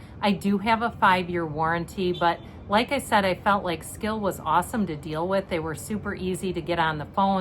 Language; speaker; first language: English; native; English